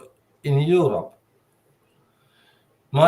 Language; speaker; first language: English; non-native, learner; Finnish